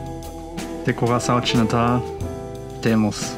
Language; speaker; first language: Portuguese; non-native, fluent; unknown